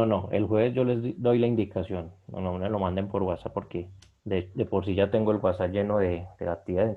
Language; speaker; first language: Spanish; native; Spanish